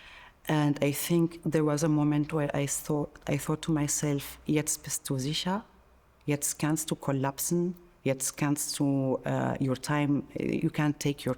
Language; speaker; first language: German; non-native, fluent; Arabic